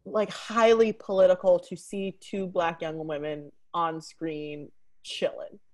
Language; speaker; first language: English; native; English